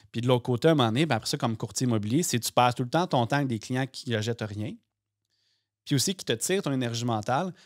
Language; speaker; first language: French; native; French